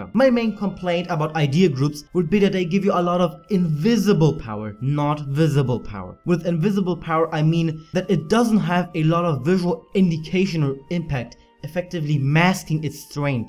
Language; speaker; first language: English; non-native, fluent; German